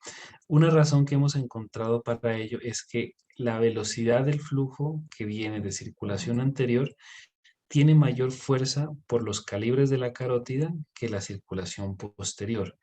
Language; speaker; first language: Spanish; native; Spanish